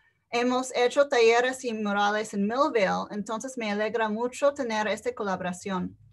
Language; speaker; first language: Spanish; non-native, fluent; English